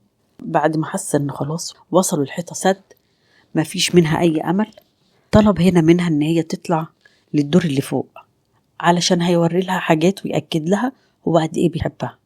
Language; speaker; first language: Arabic; native; Arabic